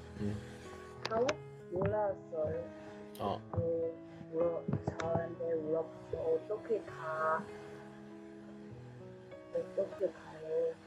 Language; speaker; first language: Korean; non-native, learner; Chinese